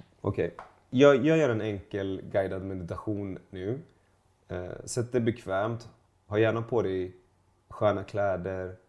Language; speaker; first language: Swedish; native; Swedish